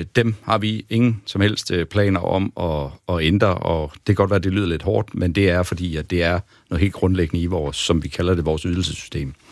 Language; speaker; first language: Danish; native; Danish